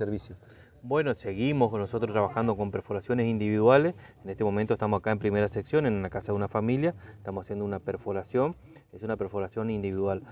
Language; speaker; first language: Spanish; native; Spanish